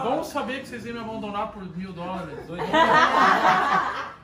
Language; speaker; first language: Portuguese; native; Portuguese